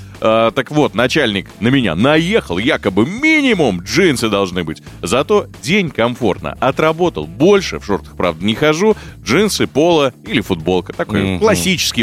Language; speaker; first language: Russian; native; Russian